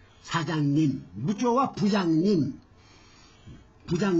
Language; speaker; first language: Korean; non-native, fluent; Japanese